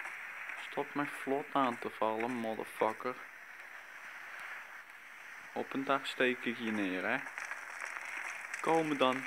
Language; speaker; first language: Dutch; native; Dutch